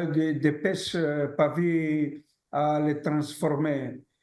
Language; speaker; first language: French; non-native, fluent; Greek